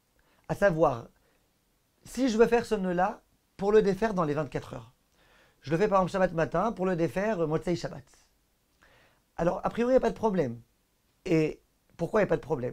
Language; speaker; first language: French; native; French